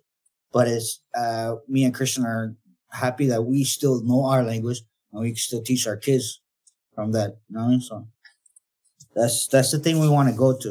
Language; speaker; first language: English; non-native, fluent; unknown